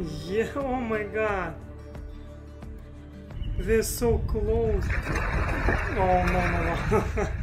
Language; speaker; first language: English; non-native, learner; Russian